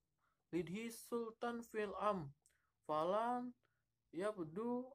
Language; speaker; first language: Arabic; non-native, learner; Indonesian